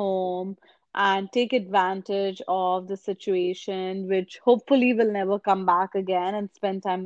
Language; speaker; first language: English; non-native, local second language; Hindi